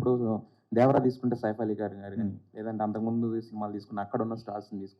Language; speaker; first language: Telugu; native; Telugu